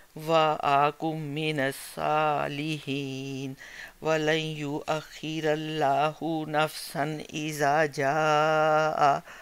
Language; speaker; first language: Arabic; non-native, learner; Hindi